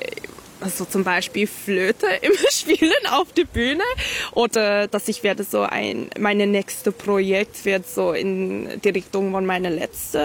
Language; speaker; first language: German; non-native, fluent; English